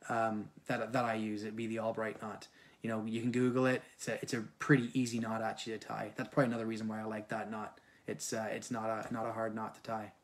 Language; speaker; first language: English; native; English